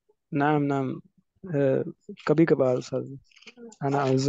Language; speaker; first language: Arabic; non-native, learner; Urdu